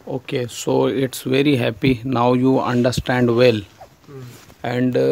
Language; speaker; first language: English; non-native, learner; Urdu